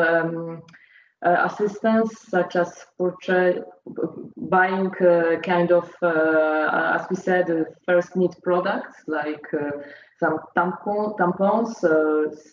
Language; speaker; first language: English; non-native, learner; Polish